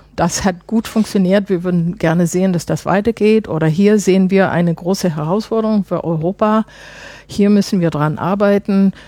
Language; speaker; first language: German; non-native, fluent; English